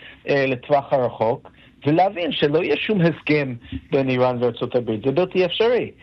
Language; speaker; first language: Hebrew; non-native, fluent; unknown